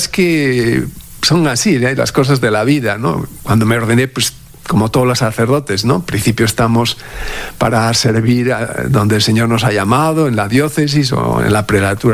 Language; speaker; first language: Spanish; native; Spanish